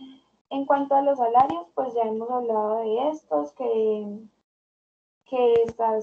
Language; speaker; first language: Spanish; native; Spanish